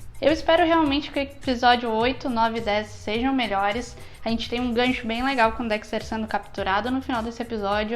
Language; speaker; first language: Portuguese; native; Portuguese